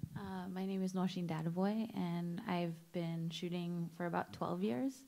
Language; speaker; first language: English; native; English